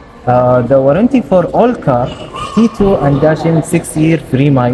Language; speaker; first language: English; non-native, learner; Arabic